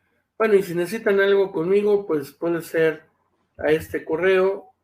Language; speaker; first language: Spanish; native; Spanish